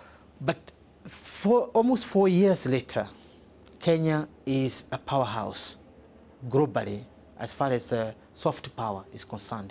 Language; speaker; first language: English; non-native, local second language; Swahili